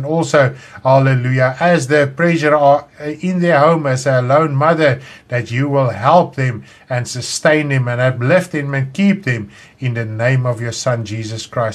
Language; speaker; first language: English; non-native, local second language; Afrikaans